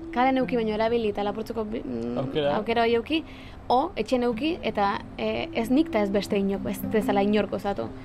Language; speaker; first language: Basque; native; Basque